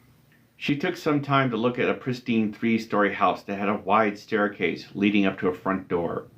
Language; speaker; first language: English; native; English